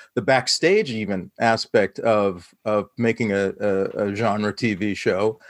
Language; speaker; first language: English; native; English